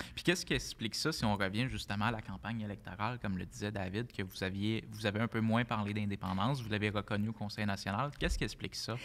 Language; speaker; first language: French; native; French